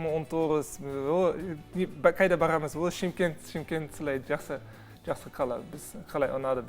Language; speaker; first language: Kazakh; non-native, learner; Dutch